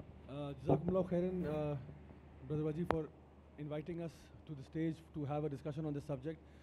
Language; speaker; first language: English; non-native, local second language; Urdu